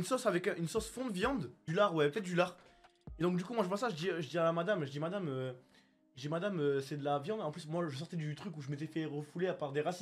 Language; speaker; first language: French; native; French